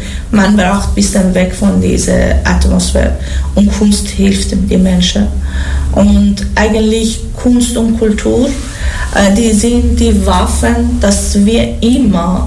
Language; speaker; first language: German; non-native, learner; Persian